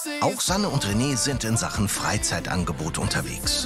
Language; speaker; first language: German; native; German